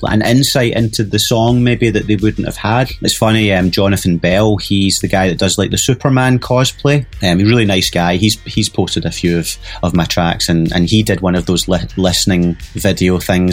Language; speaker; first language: English; native; English